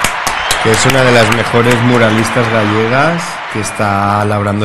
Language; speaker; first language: Spanish; native; Spanish